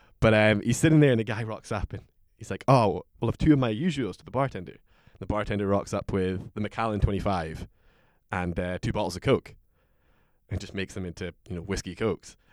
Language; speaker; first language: English; native; English